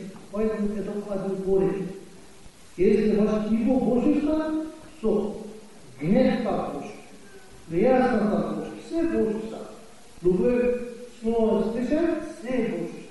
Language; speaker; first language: Russian; non-native, learner; Tibetan